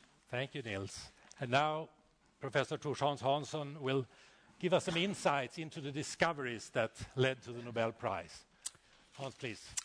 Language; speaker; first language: English; non-native, fluent; Swedish